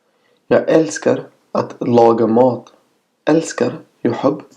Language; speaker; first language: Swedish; non-native, fluent; Arabic